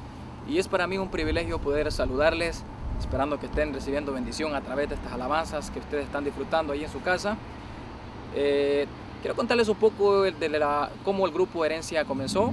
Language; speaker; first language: Spanish; native; Spanish